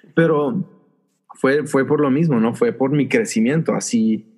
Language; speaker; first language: Spanish; early bilingual, heritage; Spanish